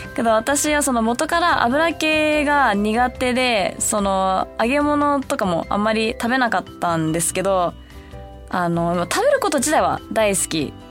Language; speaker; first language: Japanese; early bilingual, heritage; Japanese